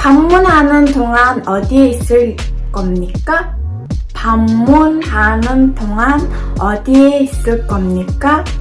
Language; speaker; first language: Korean; non-native, learner; Mongolian